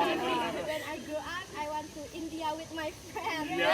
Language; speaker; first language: English; non-native, learner; Indonesian